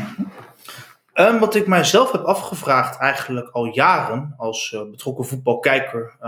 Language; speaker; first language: Dutch; native; Dutch